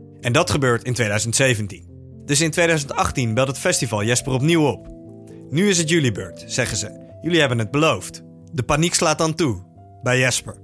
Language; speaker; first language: Dutch; native; Dutch